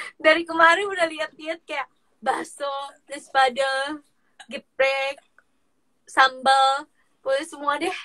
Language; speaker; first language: Indonesian; non-native, fluent; Japanese